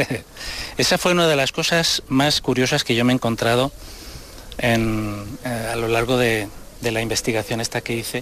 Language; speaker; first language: Spanish; native; Spanish